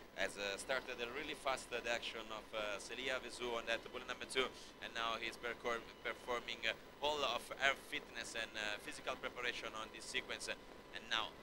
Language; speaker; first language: English; non-native, fluent; Italian